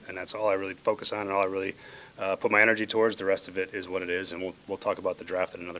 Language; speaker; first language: English; native; English